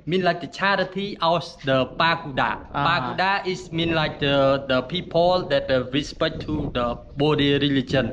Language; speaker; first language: English; non-native, learner; Khmer